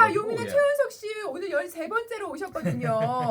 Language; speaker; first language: Korean; native; Korean